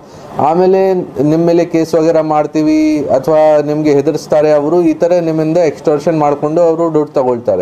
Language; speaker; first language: Kannada; non-native, local second language; Hindi